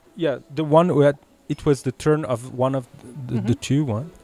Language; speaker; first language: English; early bilingual, heritage; Italian